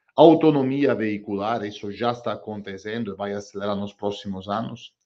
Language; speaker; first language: Portuguese; non-native, fluent; Italian